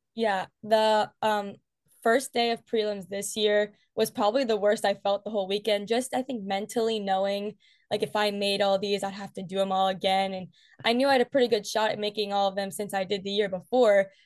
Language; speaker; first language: English; native; English